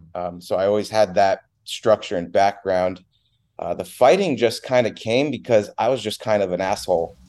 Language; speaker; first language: English; native; English